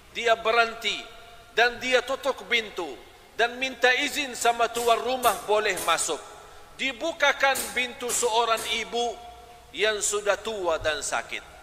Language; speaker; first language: Malay; non-native, fluent; Arabic